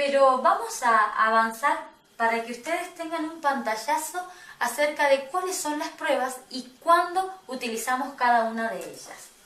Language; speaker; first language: Spanish; native; Spanish